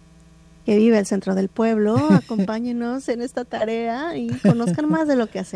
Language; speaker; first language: Spanish; native; Spanish